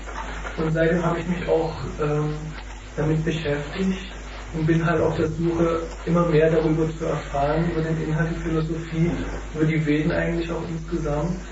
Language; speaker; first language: German; native; German